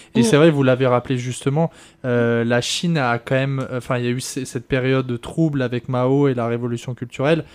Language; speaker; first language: French; native; French